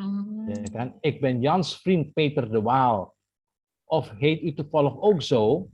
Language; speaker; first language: Dutch; non-native, fluent; Indonesian